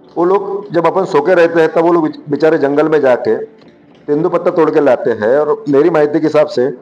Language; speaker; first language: Hindi; non-native, local second language; Marathi